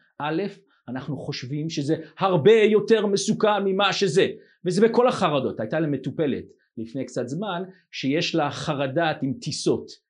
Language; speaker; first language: Hebrew; non-native, fluent; English